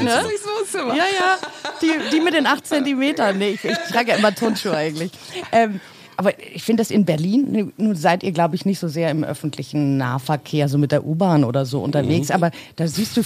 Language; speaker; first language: German; native; German